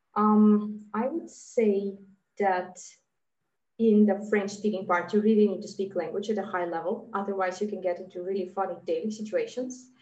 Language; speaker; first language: English; non-native, fluent; Latvian